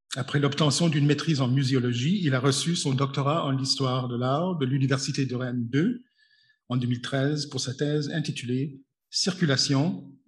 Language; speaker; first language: French; native; French